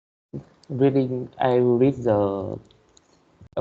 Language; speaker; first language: English; non-native, learner; Vietnamese